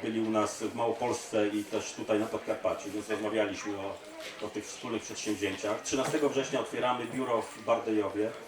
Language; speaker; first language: Polish; native; Polish